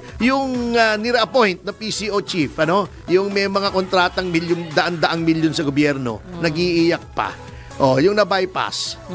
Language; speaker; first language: Filipino; native; Filipino